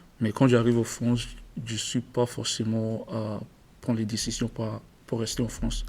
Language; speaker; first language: French; non-native, learner; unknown